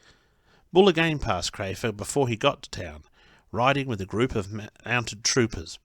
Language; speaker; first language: English; native; English